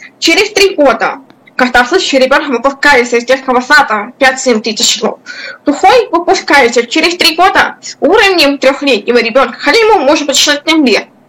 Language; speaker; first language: Russian; non-native, local second language; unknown